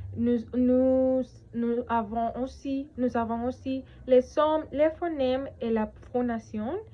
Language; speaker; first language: French; non-native, learner; Spanish